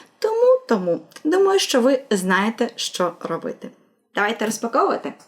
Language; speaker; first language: Ukrainian; non-native, local second language; Russian